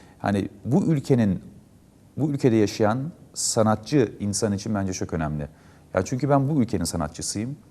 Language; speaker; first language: Turkish; early bilingual, heritage; Turkish